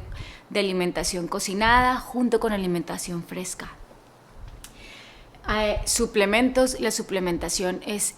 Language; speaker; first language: Spanish; native; Spanish